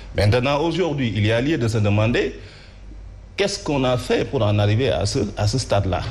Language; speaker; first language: French; non-native, local second language; Wolof